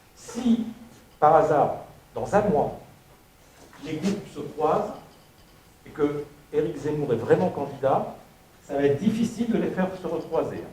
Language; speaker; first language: French; native; French